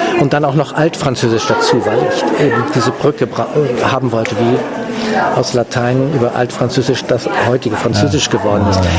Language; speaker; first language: German; native; German